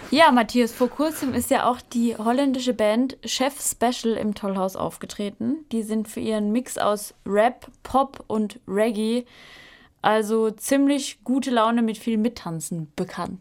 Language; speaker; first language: German; native; German